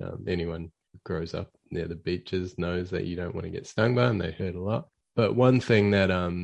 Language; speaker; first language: English; native; English